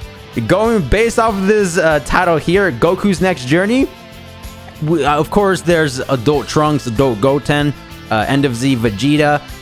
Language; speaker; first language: English; native; English